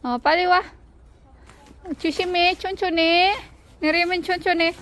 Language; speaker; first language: Korean; non-native, learner; Filipino